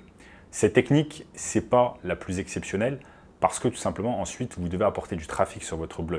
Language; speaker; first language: French; native; French